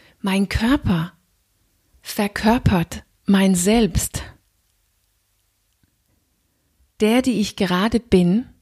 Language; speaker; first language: German; non-native, fluent; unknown